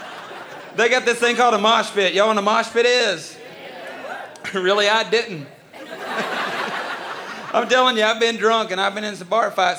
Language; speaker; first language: English; native; English